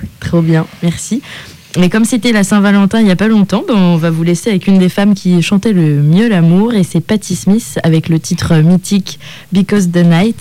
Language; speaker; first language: French; native; French